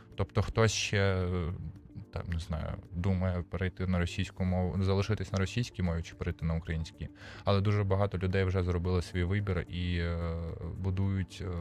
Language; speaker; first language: Ukrainian; non-native, local second language; Russian